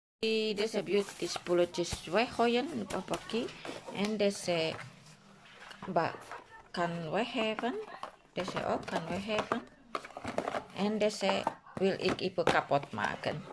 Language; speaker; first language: Dutch; non-native, learner; Indonesian